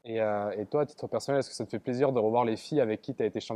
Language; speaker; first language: French; native; French